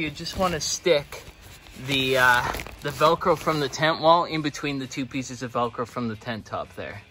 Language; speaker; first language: English; native; English